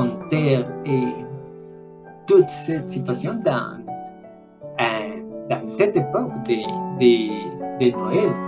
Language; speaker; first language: French; non-native, learner; Spanish